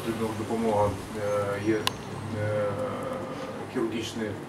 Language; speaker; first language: Ukrainian; non-native, local second language; Russian